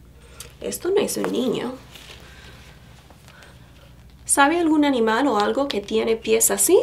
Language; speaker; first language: Spanish; non-native, fluent; English